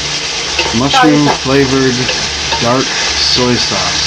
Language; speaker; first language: English; native; English